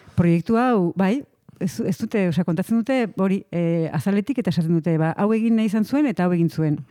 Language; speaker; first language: Basque; native; Basque